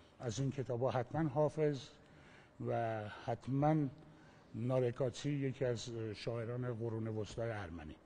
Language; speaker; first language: Persian; non-native, local second language; Armenian